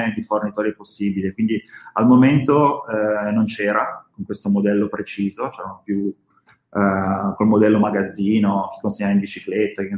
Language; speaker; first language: Italian; native; Italian